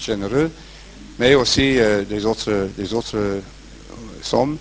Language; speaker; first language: French; non-native, fluent; English